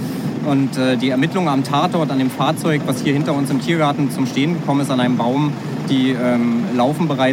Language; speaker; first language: German; native; German